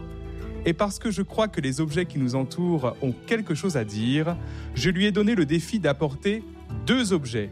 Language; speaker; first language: French; native; French